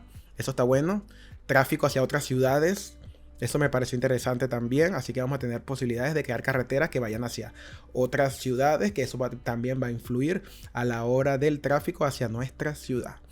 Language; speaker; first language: Spanish; native; Spanish